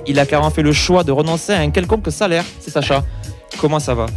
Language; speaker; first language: French; native; French